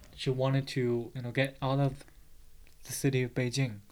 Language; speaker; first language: English; non-native, fluent; Chinese